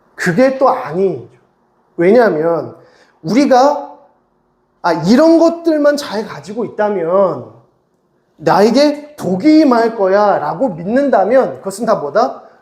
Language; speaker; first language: Korean; native; Korean